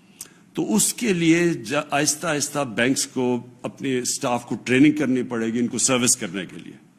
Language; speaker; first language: Urdu; native; Urdu